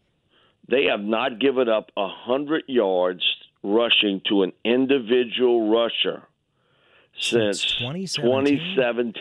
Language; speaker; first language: English; native; English